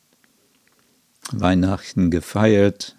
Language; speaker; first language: German; non-native, fluent; English